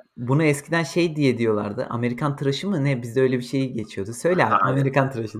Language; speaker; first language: Turkish; native; Turkish